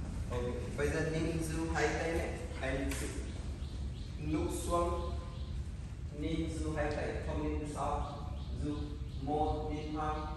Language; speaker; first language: Vietnamese; non-native, learner; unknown